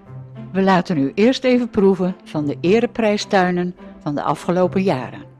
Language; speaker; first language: Dutch; native; Dutch